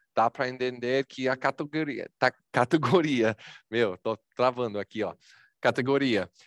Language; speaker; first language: Portuguese; non-native, fluent; English